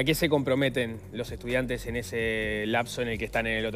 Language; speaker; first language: Spanish; native; Spanish